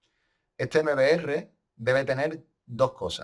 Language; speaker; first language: Spanish; native; Spanish